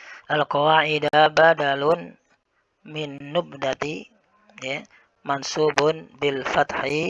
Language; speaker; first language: Arabic; non-native, fluent; Indonesian